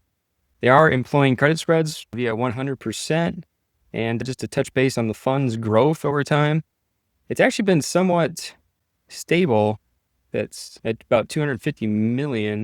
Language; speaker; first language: English; native; English